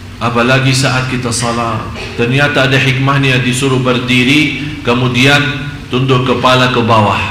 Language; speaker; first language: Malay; non-native, fluent; Arabic